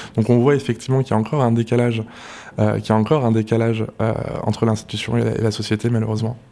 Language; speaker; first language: French; native; French